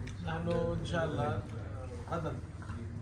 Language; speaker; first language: Arabic; non-native, fluent; Urdu